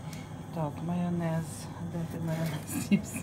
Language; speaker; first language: Arabic; native; Arabic